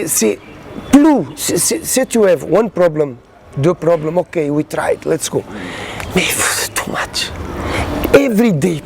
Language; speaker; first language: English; non-native, learner; Portuguese